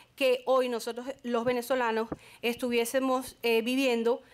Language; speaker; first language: Spanish; native; Spanish